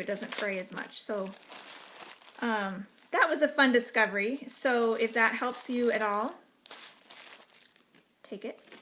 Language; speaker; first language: English; native; English